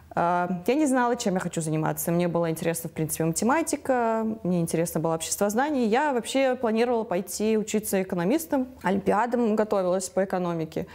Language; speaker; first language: Russian; native; Russian